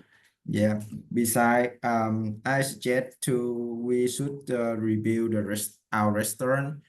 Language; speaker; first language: English; non-native, learner; Vietnamese